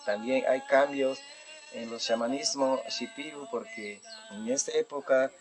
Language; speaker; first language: Spanish; non-native, local second language; Shipibo-Conibo